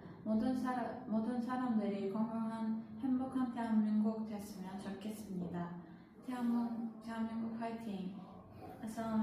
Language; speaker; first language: Korean; non-native, learner; Uzbek